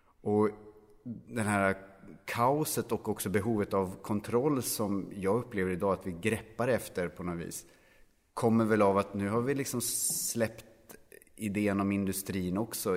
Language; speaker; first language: Swedish; native; Swedish